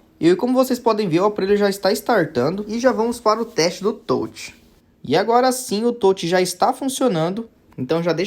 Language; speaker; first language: Portuguese; native; Portuguese